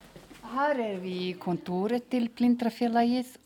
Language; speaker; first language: Swedish; non-native, fluent; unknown